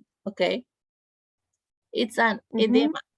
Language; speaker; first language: English; non-native, learner; Spanish